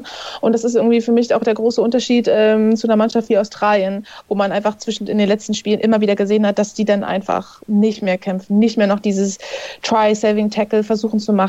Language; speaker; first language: German; native; German